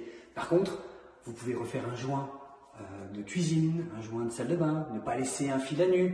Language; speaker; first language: French; native; French